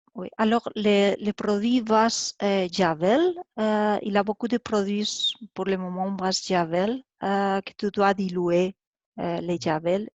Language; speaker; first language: French; non-native, learner; Spanish